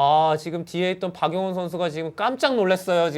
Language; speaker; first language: Korean; native; Korean